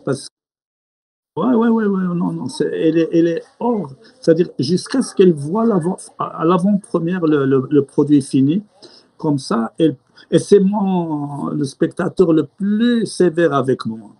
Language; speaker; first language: French; non-native, local second language; Arabic